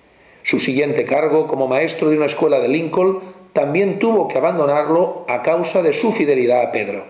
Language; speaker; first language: Spanish; native; Spanish